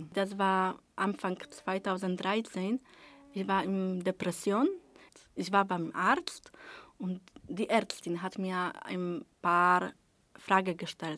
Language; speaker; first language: German; non-native, learner; Polish